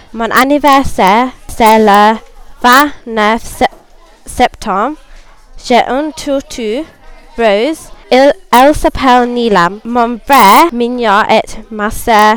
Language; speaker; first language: French; non-native, learner; English